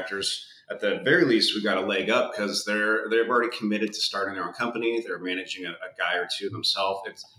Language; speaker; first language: English; native; English